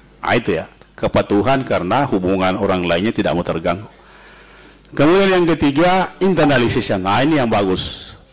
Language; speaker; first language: Indonesian; native; Indonesian